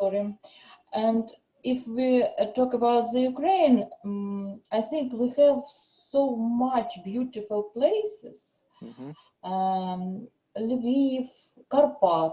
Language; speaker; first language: English; non-native, learner; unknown